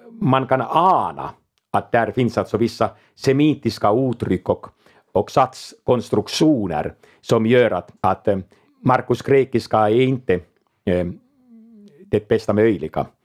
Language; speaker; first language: Swedish; non-native, local second language; Finnish